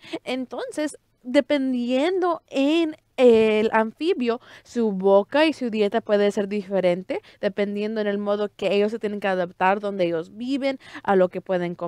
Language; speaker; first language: Spanish; early bilingual, heritage; Spanish